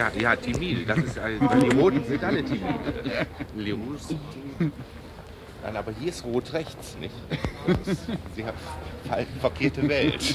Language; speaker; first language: German; native; German